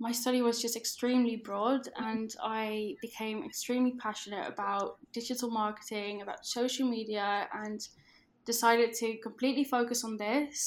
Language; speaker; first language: English; non-native, fluent; Dutch